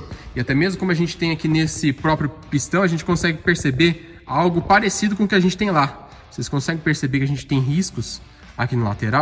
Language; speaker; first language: Portuguese; native; Portuguese